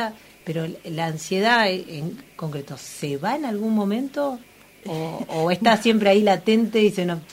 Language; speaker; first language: Spanish; native; Spanish